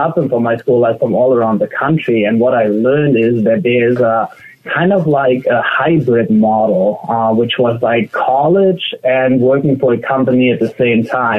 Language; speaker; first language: English; non-native, fluent; German